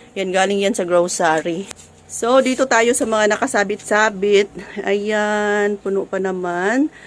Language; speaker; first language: Filipino; non-native, local second language; Cebuano